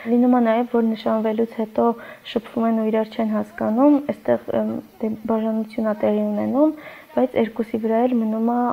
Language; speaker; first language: Armenian; non-native, local second language; Kurdish